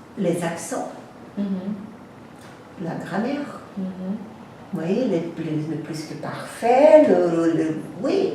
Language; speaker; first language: French; non-native, fluent; Portuguese